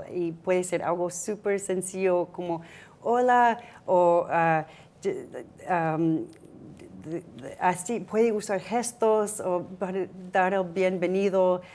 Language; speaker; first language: Spanish; non-native, fluent; English